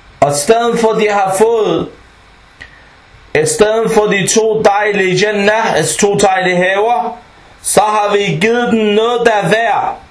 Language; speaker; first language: Danish; non-native, fluent; Arabic